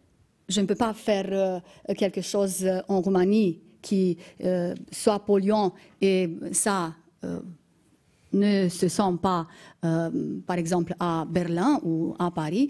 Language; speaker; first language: French; non-native, fluent; Romanian